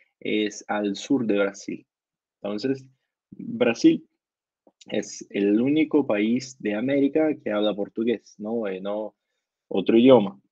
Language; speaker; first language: Spanish; non-native, learner; Portuguese